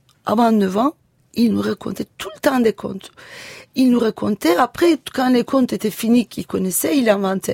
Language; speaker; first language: French; non-native, fluent; Turkish